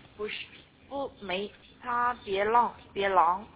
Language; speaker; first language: Chinese; non-native, learner; Korean